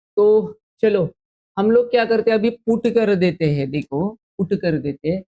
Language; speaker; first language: Hindi; non-native, local second language; Marathi